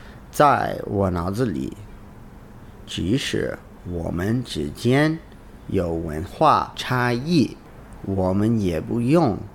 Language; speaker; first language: Chinese; non-native, learner; English